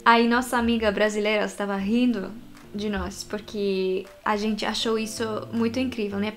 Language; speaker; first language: Portuguese; non-native, fluent; Japanese